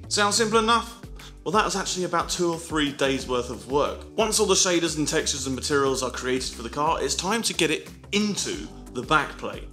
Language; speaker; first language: English; native; English